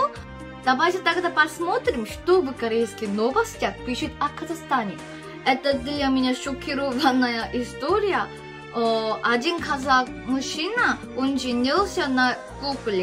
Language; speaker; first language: Russian; non-native, fluent; Korean